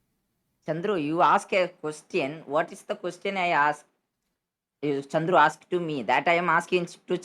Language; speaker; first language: English; non-native, learner; Malayalam